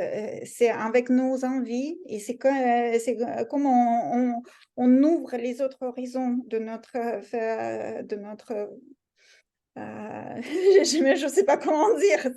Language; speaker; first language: French; non-native, fluent; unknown